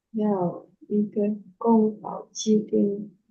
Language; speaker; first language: Chinese; non-native, learner; Indonesian